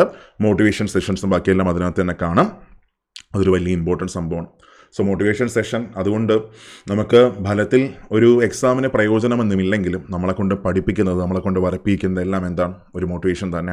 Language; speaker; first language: Malayalam; native; Malayalam